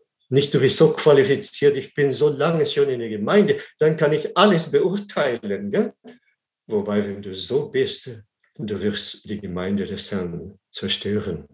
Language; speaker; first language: German; non-native, fluent; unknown